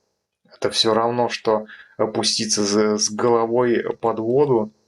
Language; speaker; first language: Russian; native; Russian